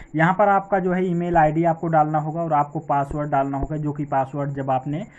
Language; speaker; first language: Hindi; native; Hindi